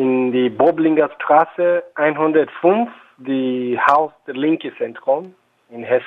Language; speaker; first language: German; non-native, fluent; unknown